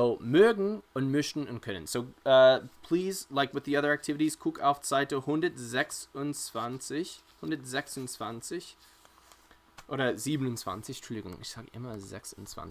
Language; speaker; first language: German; non-native, fluent; English